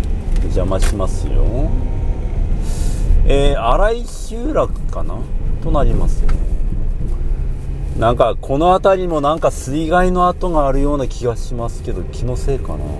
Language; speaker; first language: Japanese; native; Japanese